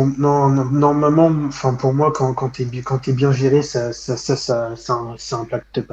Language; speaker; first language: French; native; French